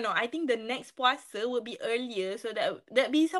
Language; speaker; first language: English; non-native, local second language; Malay